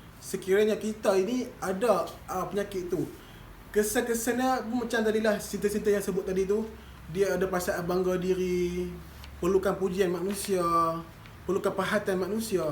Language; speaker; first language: Malay; native; Malay